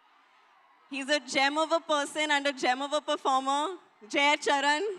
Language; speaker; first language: Telugu; non-native, local second language; Hindi